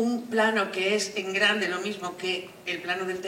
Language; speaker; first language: Spanish; native; Spanish